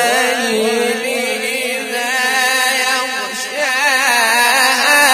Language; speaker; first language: Arabic; native; Arabic